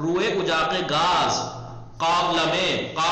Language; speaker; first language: Persian; non-native, fluent; Urdu